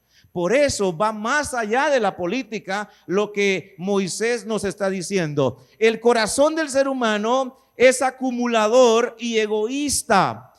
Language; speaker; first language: Spanish; native; Spanish